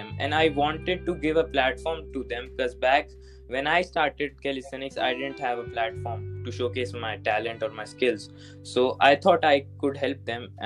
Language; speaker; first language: English; non-native, local second language; Hindi